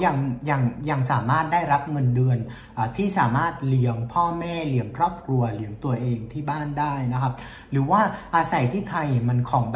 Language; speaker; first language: Thai; non-native, fluent; Vietnamese